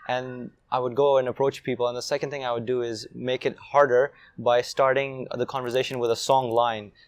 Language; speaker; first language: English; non-native, fluent; Urdu